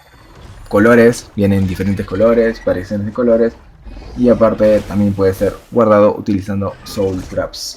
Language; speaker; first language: Spanish; native; Spanish